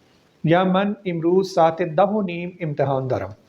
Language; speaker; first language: Persian; non-native, fluent; Urdu